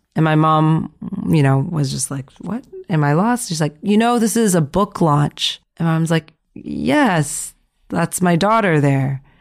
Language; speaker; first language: English; early bilingual, other home language; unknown